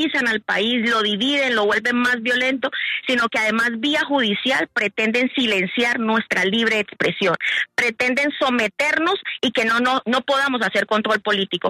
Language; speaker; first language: Spanish; native; Spanish